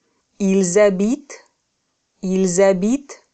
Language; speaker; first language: French; non-native, fluent; Russian